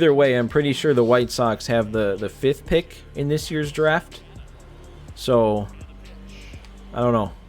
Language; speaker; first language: English; native; English